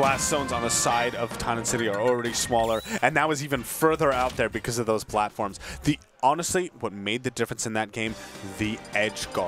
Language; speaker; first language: English; native; English